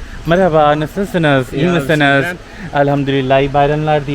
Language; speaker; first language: Turkish; non-native, learner; Urdu